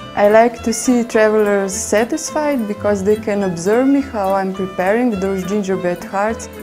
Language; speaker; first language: English; non-native, fluent; Slovenian